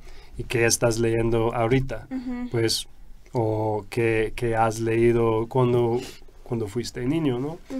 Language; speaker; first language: Spanish; non-native, fluent; English